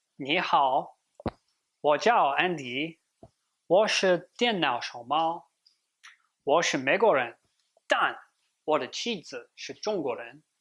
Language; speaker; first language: Chinese; non-native, learner; English